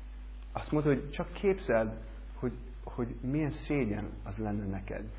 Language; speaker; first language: Hungarian; non-native, learner; English